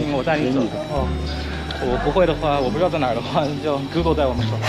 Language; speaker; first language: Chinese; early bilingual, heritage; Chinese